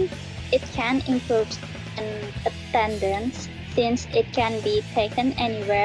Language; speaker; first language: English; non-native, learner; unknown